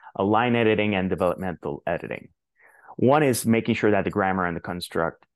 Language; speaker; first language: English; non-native, fluent; Spanish